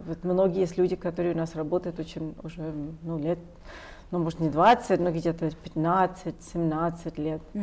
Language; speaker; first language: Russian; non-native, fluent; English